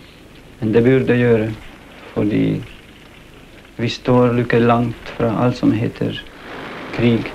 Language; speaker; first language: Norwegian; non-native, fluent; Hungarian